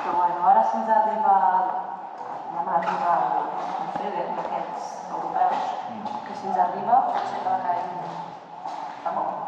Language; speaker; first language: Catalan; native; Catalan